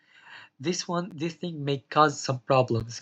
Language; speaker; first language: English; non-native, fluent; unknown